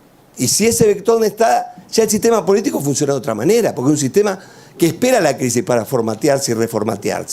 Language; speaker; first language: Spanish; native; Spanish